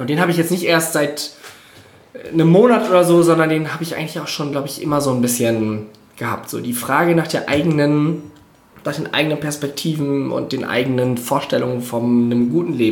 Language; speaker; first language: German; native; German